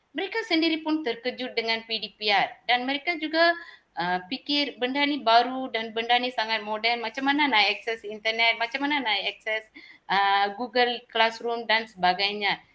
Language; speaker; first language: Malay; non-native, local second language; Tamil